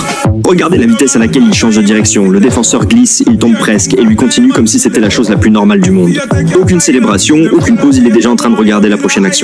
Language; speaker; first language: French; native; French